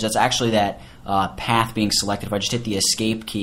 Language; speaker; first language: English; native; English